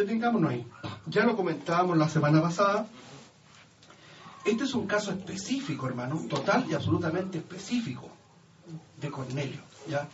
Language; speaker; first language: Spanish; native; Spanish